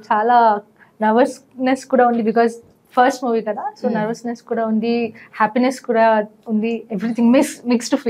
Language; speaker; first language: Telugu; non-native, learner; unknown